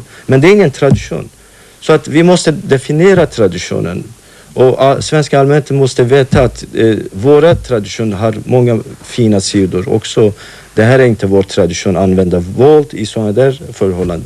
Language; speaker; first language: Swedish; non-native, fluent; Kurdish